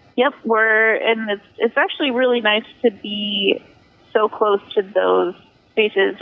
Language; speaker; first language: English; native; English